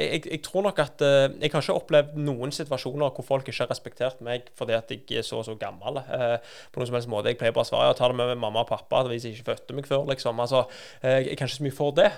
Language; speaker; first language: Norwegian; native; Norwegian